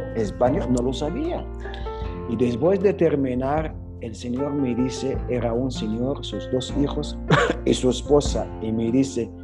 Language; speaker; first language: Spanish; non-native, fluent; Arabic